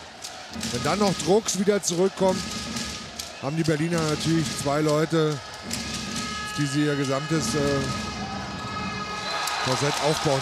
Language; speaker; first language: German; native; German